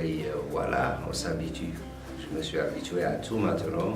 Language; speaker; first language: French; non-native, learner; Tigrinya